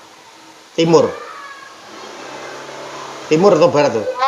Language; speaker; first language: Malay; non-native, local second language; Javanese